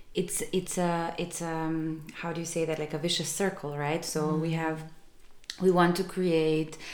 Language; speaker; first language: English; non-native, fluent; Serbian